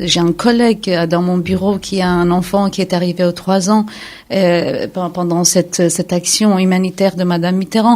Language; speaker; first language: French; non-native, fluent; Kurdish